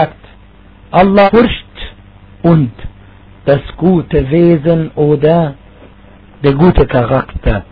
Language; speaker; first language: German; non-native, fluent; Arabic